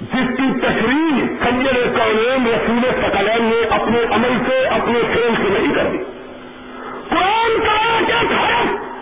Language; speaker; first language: Urdu; non-native, local second language; Punjabi